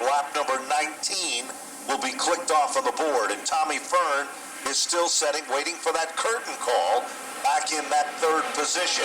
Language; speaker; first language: English; native; English